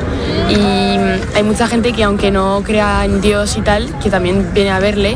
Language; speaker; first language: Spanish; non-native, fluent; French